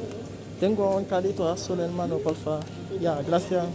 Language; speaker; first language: Spanish; non-native, learner; Haitian Creole